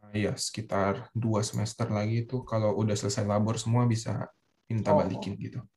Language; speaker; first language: Indonesian; native; Indonesian